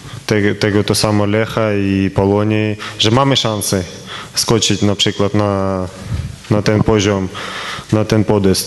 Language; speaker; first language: Polish; non-native, fluent; Ukrainian